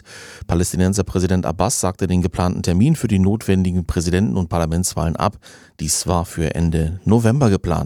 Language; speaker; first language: German; native; German